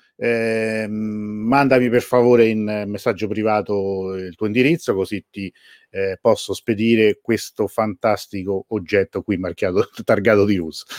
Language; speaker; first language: Italian; early bilingual, other home language; Persian